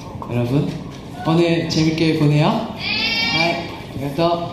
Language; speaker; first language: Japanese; non-native, learner; Korean